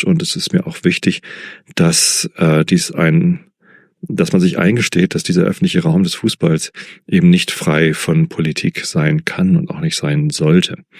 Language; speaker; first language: German; native; German